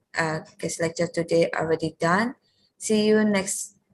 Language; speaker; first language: English; non-native, learner; Indonesian